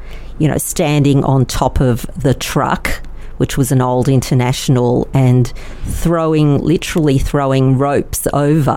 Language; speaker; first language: English; non-native, local second language; Yiddish